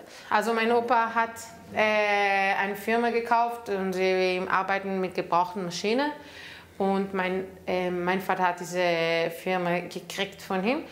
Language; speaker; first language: German; non-native, fluent; Hebrew